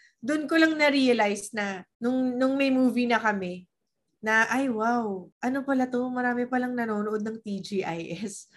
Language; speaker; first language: Filipino; native; Filipino